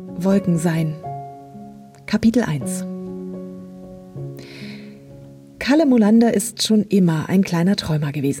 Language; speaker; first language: German; native; German